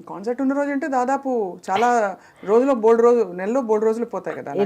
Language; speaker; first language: Telugu; native; Telugu